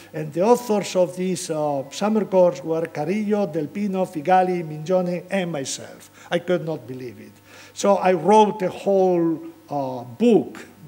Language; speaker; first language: English; non-native, fluent; Spanish